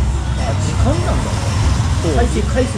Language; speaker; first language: Japanese; native; Japanese